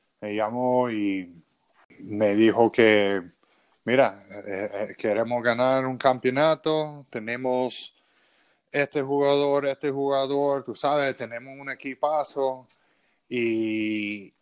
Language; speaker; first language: Spanish; early bilingual, other home language; English